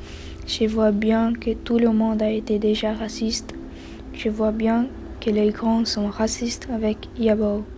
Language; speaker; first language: French; non-native, learner; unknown